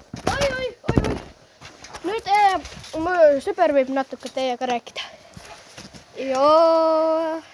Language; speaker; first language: Estonian; early bilingual, heritage; Finnish